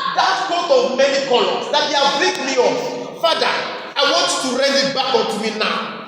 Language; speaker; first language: English; non-native, local second language; Yoruba